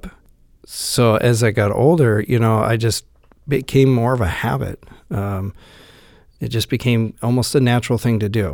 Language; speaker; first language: English; native; English